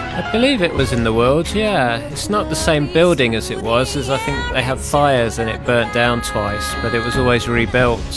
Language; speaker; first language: English; native; English